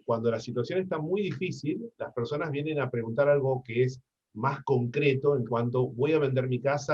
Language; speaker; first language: Spanish; native; Spanish